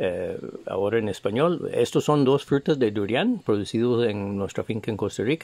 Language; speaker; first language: Spanish; non-native, fluent; English